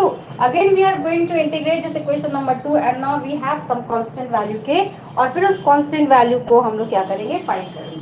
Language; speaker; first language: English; non-native, local second language; Hindi